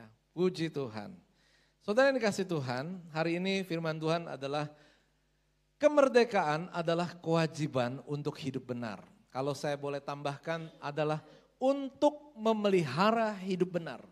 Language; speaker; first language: Indonesian; native; Indonesian